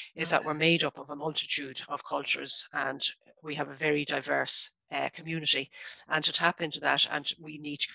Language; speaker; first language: English; native; English